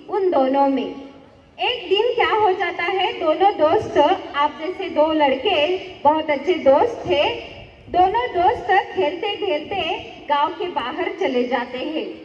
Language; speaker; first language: Hindi; non-native, local second language; Marathi